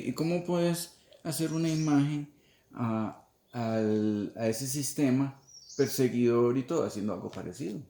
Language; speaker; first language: Spanish; native; Spanish